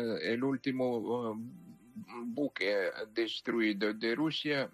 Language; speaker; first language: Spanish; non-native, fluent; Ukrainian